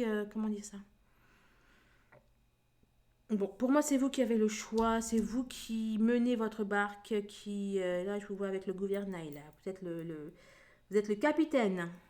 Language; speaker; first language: French; native; French